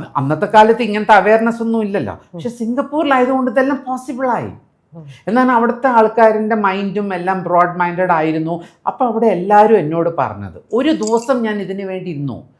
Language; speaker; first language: Malayalam; early bilingual, heritage; Malayalam